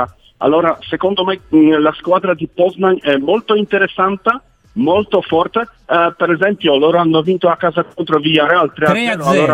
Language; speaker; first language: Italian; non-native, learner; Polish